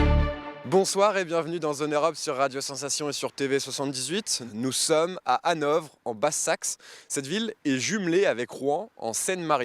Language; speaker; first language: French; native; French